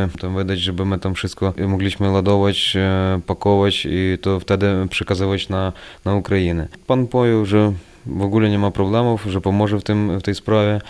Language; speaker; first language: Polish; non-native, learner; Ukrainian